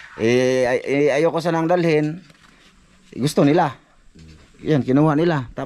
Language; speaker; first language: Filipino; non-native, local second language; Cebuano